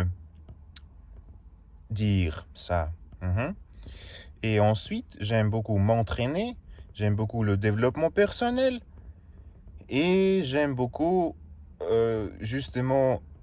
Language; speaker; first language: French; non-native, learner; Russian